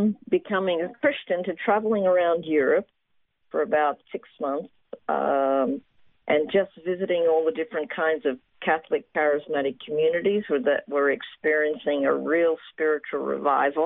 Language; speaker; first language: English; native; English